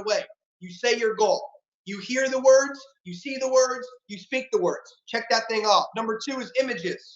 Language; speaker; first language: English; native; English